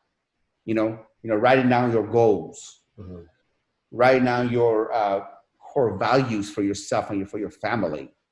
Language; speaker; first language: English; non-native, fluent; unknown